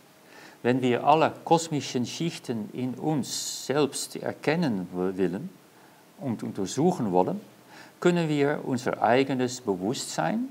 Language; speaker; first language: German; non-native, learner; Dutch